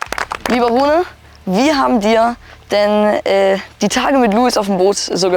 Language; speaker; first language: German; native; German